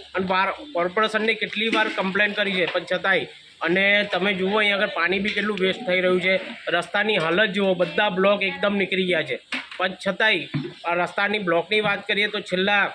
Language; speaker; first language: Gujarati; native; Gujarati